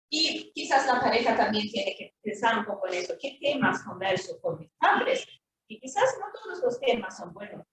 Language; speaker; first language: Spanish; non-native, fluent; Swedish